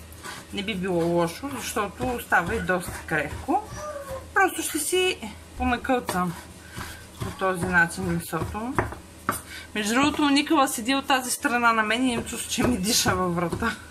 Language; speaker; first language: Bulgarian; native; Bulgarian